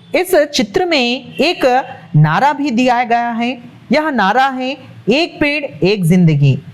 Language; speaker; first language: Hindi; non-native, local second language; Telugu